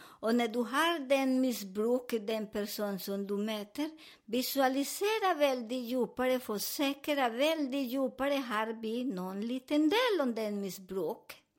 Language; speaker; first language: Swedish; non-native, fluent; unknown